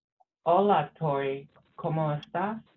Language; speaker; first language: Spanish; non-native, learner; English